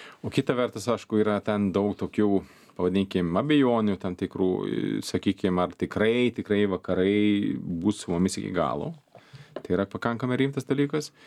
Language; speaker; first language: Lithuanian; non-native, fluent; Swedish